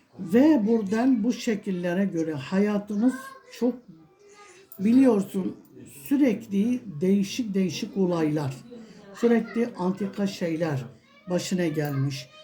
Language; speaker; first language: Turkish; non-native, local second language; Kurdish